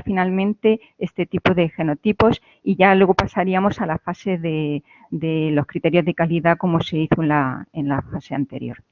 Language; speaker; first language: Spanish; native; Spanish